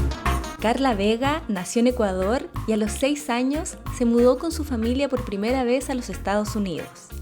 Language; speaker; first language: Spanish; native; Spanish